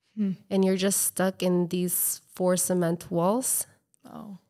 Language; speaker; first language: English; native; English